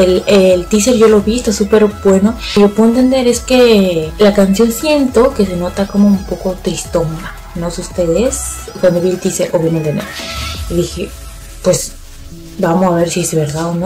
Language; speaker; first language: Spanish; native; Spanish